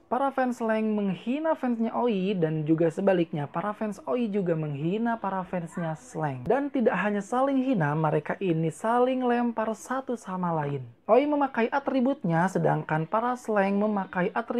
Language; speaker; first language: Indonesian; native; Indonesian